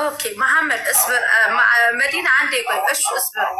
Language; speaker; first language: Arabic; non-native, learner; Amharic